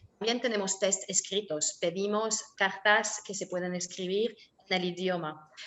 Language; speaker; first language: Spanish; non-native, fluent; French